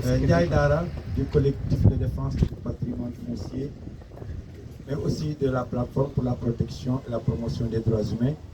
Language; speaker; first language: French; non-native, local second language; Wolof